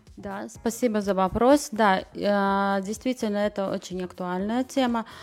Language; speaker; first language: Russian; non-native, local second language; Latvian